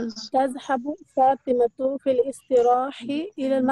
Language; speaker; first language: Arabic; non-native, learner; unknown